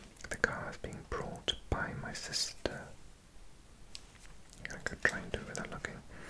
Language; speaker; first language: English; native; English